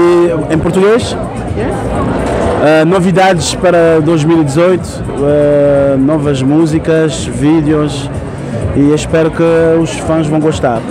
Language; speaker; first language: Portuguese; non-native, local second language; Kabuverdianu